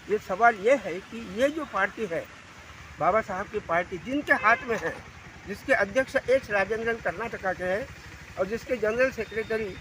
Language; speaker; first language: Hindi; non-native, local second language; Marathi